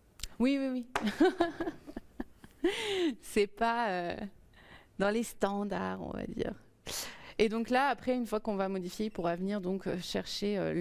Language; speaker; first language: French; native; French